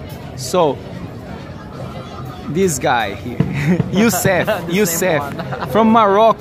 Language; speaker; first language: English; non-native, learner; Portuguese